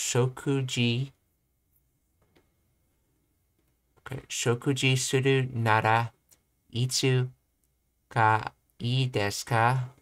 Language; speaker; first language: Japanese; non-native, learner; English